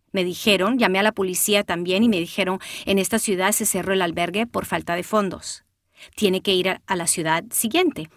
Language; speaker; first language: Spanish; early bilingual, heritage; Spanish